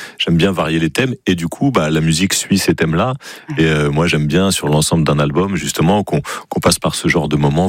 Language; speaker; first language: French; native; French